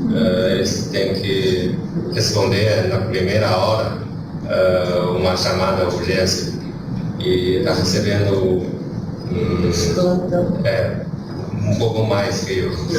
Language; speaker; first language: Portuguese; non-native, learner; Chinese